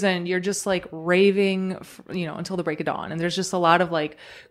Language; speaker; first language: English; early bilingual, other home language; Croatian